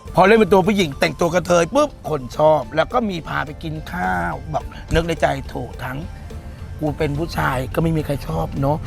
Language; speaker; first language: Thai; native; Thai